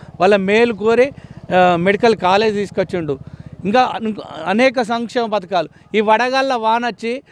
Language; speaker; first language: Telugu; native; Telugu